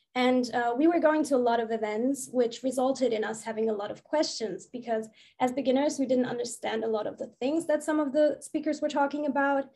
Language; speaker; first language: English; non-native, fluent; German